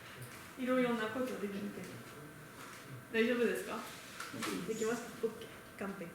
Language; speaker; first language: Japanese; non-native, learner; French